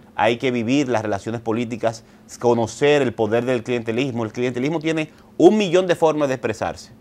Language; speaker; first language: Spanish; native; Spanish